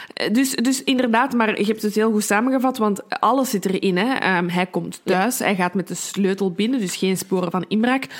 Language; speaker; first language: Dutch; native; Dutch